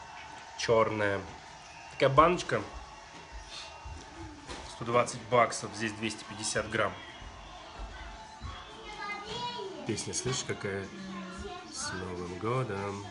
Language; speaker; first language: Russian; native; Russian